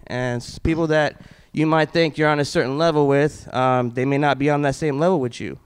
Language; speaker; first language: English; native; English